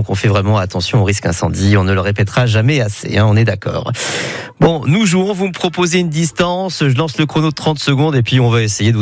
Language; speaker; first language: French; native; French